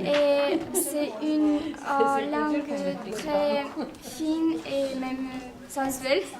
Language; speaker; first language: French; non-native, fluent; Romanian